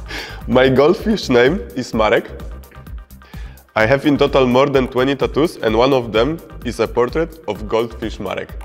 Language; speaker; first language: English; non-native, learner; Polish